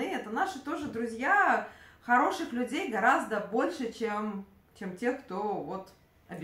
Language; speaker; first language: Russian; native; Russian